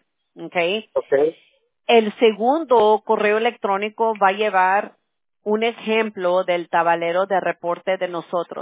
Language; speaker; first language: Spanish; early bilingual, heritage; Spanish